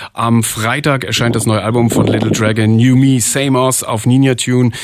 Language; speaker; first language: German; native; German